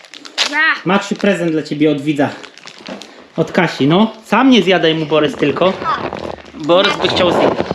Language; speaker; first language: Polish; native; Polish